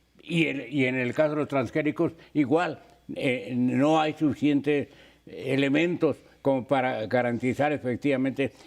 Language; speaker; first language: Spanish; native; Spanish